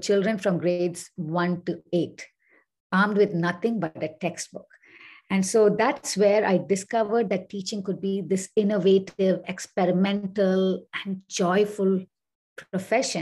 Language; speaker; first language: English; non-native, local second language; Tamil